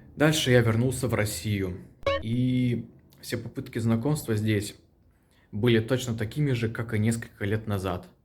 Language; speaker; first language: Russian; native; Russian